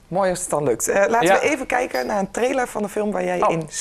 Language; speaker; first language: Dutch; native; Dutch